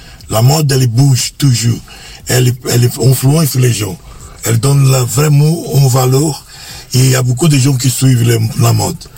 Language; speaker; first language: French; non-native, fluent; Portuguese